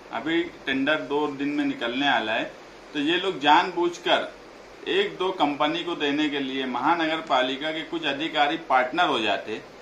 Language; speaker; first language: Hindi; non-native, local second language; Urdu